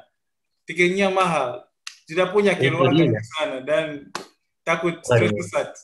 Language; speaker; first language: Indonesian; non-native, fluent; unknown